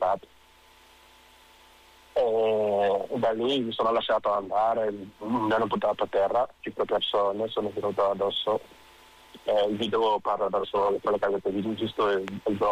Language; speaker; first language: Italian; non-native, fluent; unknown